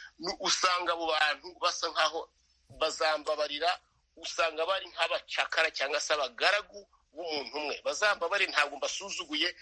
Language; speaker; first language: Kinyarwanda; native; Kinyarwanda